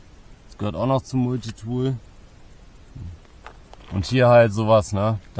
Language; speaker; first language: German; native; German